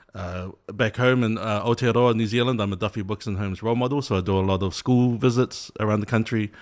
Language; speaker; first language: English; native; English